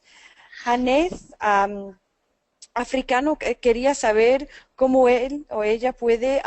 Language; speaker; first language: Spanish; non-native, fluent; English